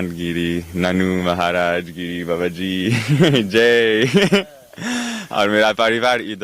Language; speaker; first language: Hindi; non-native, learner; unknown